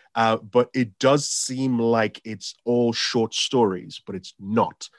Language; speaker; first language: English; non-native, local second language; Yoruba